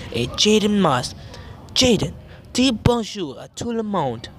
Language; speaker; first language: French; non-native, learner; English